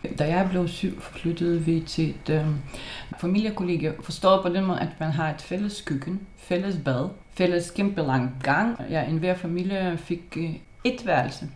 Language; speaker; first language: Danish; non-native, fluent; Lithuanian